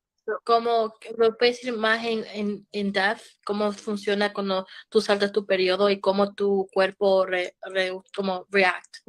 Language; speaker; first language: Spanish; early bilingual, heritage; Spanish